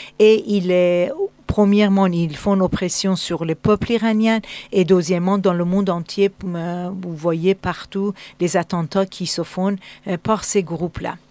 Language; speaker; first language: French; non-native, fluent; Persian